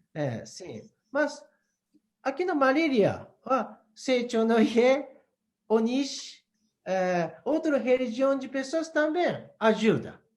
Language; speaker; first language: Portuguese; non-native, learner; Japanese